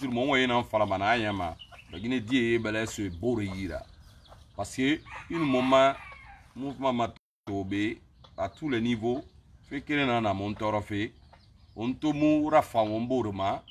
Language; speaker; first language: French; non-native, local second language; Susu